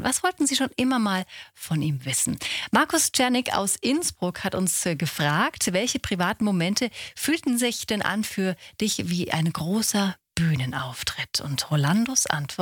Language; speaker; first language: German; native; German